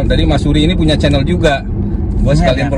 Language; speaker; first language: Indonesian; native; Indonesian